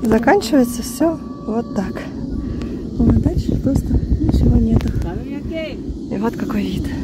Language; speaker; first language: Russian; native; Russian